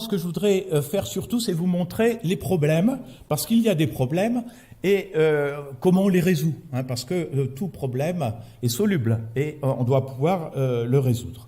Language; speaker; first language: French; native; French